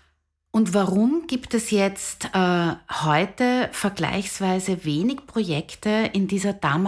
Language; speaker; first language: German; native; German